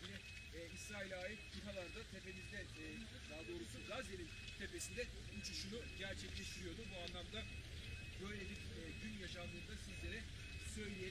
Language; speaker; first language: Turkish; native; Turkish